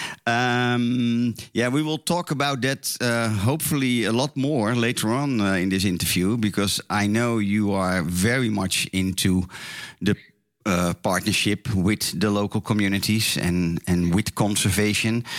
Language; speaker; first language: English; non-native, fluent; Dutch